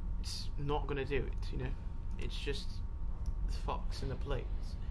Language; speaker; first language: English; native; English